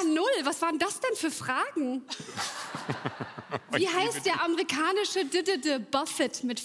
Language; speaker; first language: German; native; German